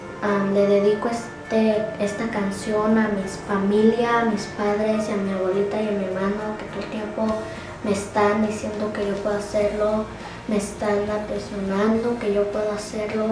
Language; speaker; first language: Spanish; early bilingual, other home language; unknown